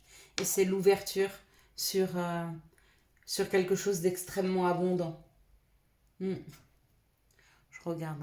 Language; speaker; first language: French; native; French